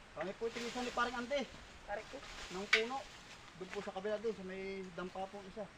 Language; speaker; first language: Filipino; native; Filipino